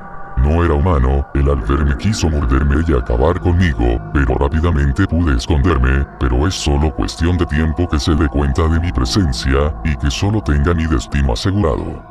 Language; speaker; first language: Spanish; native; Spanish